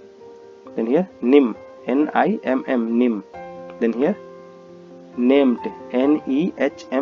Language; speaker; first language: German; non-native, fluent; Hindi